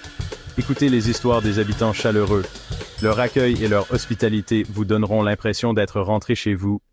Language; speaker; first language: French; native; French